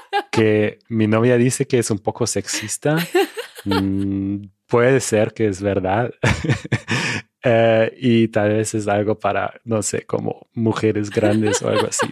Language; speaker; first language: Spanish; non-native, fluent; German